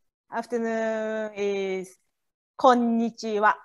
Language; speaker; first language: English; non-native, learner; Japanese